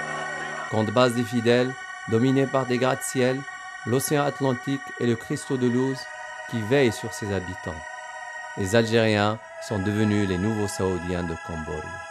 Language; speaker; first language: French; non-native, local second language; Arabic